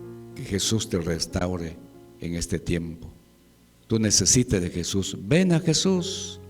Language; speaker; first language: Spanish; native; Spanish